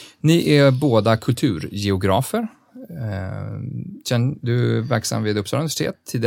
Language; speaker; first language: Swedish; native; Swedish